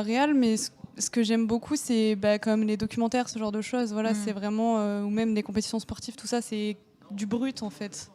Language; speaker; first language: French; native; French